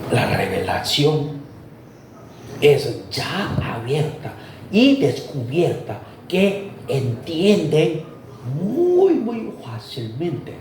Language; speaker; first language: Spanish; non-native, fluent; Korean